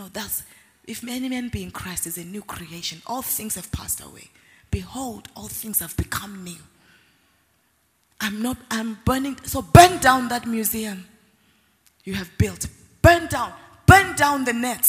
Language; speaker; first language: English; non-native, local second language; Zulu